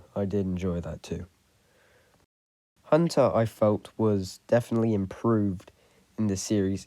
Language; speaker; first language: English; native; English